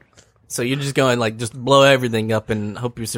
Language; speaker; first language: English; native; English